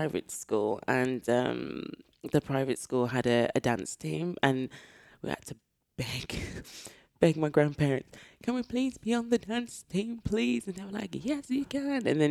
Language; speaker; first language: English; native; English